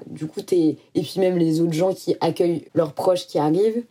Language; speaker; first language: French; native; French